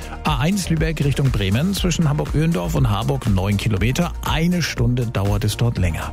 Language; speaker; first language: German; native; German